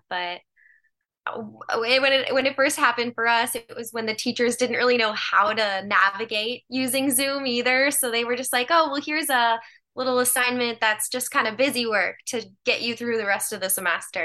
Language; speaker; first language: English; native; English